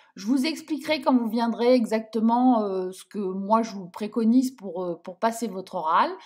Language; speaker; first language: French; native; French